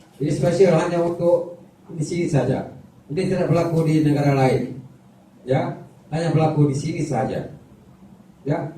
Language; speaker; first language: Malay; native; Malay